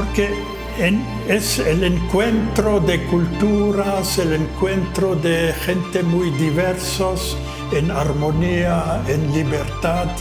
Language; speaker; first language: Spanish; non-native, fluent; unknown